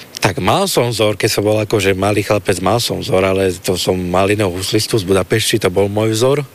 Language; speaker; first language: Slovak; native; Slovak